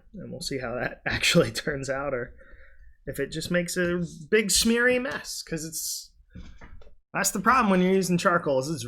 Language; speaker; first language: English; native; English